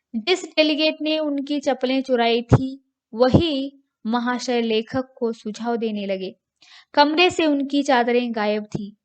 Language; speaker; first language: Hindi; non-native, local second language; Kannada